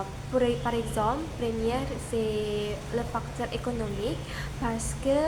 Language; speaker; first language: French; non-native, learner; Indonesian